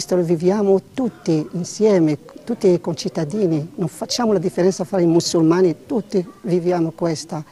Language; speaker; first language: Italian; non-native, fluent; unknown